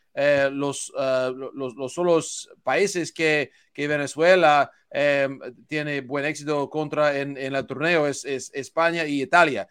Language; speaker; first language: Spanish; non-native, learner; English